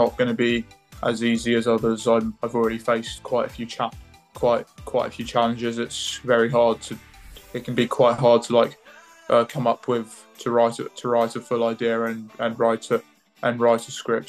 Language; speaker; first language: English; native; English